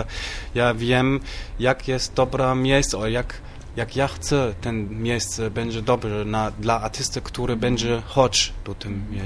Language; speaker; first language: Polish; non-native, learner; German